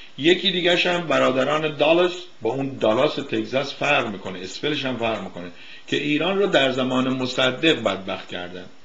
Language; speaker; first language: Persian; native; Persian